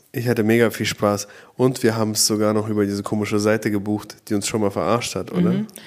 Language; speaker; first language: German; native; German